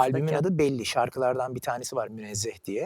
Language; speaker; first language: Turkish; native; Turkish